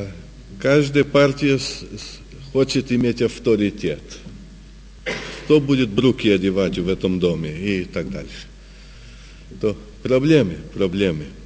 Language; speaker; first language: Russian; early bilingual, heritage; Russian